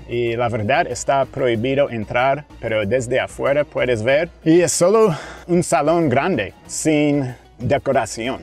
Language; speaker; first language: Spanish; non-native, fluent; English